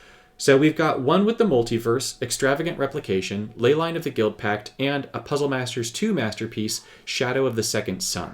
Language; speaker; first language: English; native; English